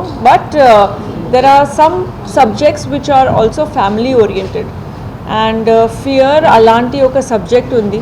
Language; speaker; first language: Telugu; non-native, fluent; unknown